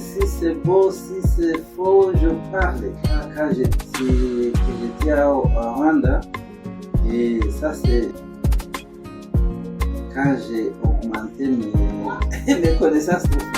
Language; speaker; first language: French; non-native, learner; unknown